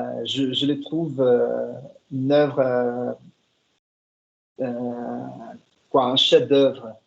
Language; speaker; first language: French; non-native, fluent; Portuguese